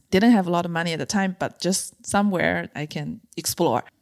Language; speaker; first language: English; non-native, fluent; Chinese